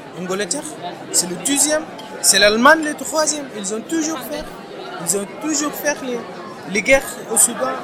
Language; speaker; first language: French; non-native, learner; Arabic